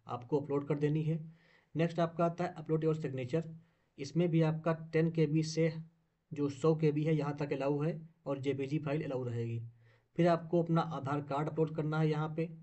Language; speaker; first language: Hindi; native; Hindi